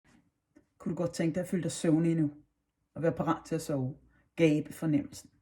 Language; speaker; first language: Danish; native; Danish